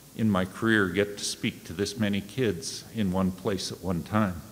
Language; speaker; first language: English; native; English